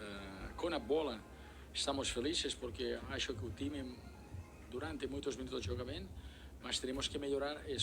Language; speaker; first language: Portuguese; non-native, learner; Spanish